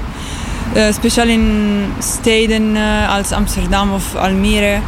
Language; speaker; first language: Dutch; non-native, learner; Italian